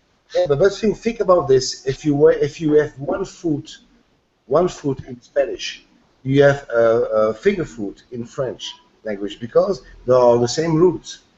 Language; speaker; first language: English; non-native, fluent; French